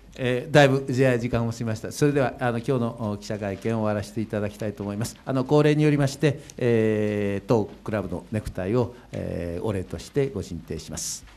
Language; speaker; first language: Japanese; native; Japanese